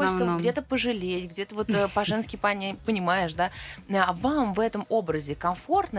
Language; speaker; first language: Russian; native; Russian